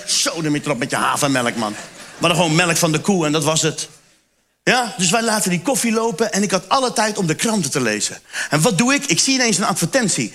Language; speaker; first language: Dutch; early bilingual, other home language; Turkish